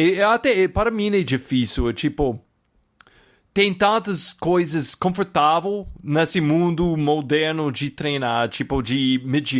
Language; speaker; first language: Portuguese; non-native, fluent; English